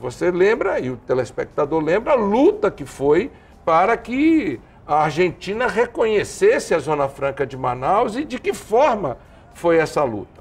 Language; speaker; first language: Portuguese; native; Portuguese